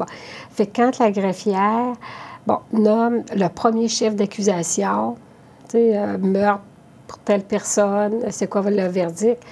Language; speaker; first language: French; native; French